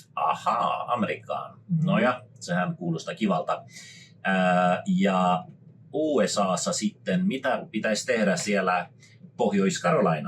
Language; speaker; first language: Finnish; non-native, fluent; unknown